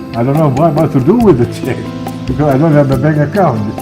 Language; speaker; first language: English; non-native, local second language; Malay